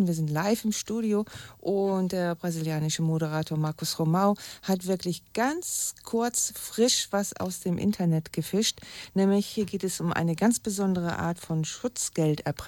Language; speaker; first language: German; native; German